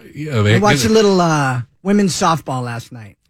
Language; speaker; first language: English; native; English